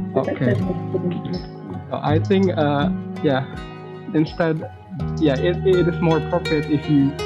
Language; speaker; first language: English; non-native, fluent; Indonesian